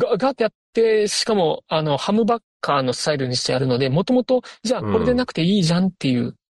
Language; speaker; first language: Japanese; native; Japanese